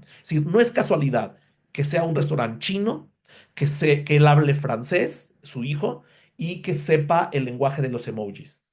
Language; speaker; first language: Spanish; native; Spanish